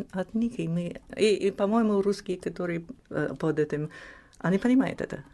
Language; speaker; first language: Russian; non-native, fluent; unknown